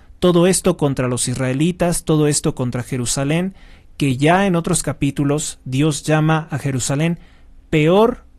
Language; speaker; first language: Spanish; native; Spanish